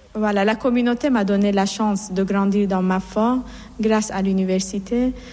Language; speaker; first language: French; non-native, fluent; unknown